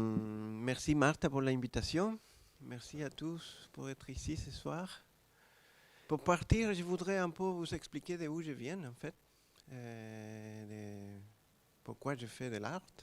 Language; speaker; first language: French; non-native, fluent; Spanish